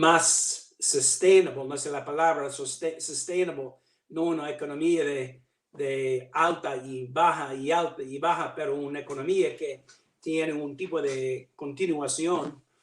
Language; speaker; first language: Spanish; non-native, learner; English